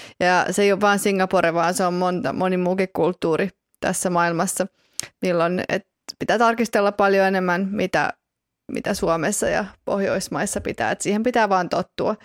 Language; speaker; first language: Finnish; native; Finnish